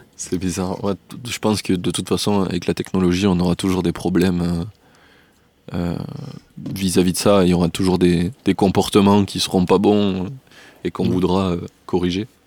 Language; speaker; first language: French; native; French